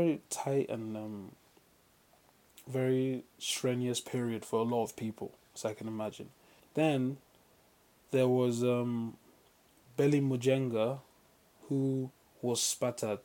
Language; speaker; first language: English; non-native, local second language; Yoruba